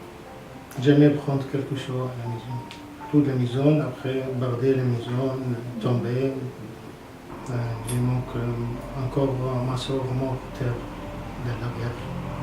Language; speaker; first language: French; non-native, learner; Arabic